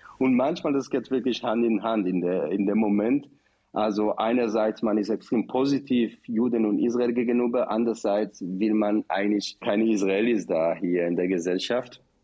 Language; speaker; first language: German; non-native, fluent; Hebrew